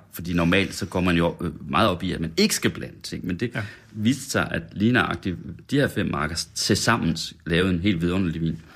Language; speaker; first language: Danish; native; Danish